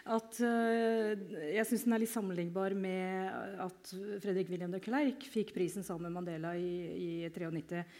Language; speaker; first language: Norwegian; native; Norwegian